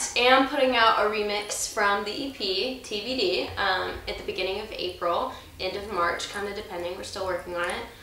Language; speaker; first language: English; native; English